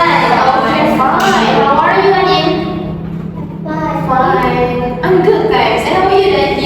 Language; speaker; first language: English; non-native, learner; Indonesian